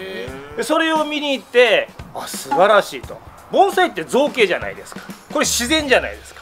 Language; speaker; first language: Japanese; native; Japanese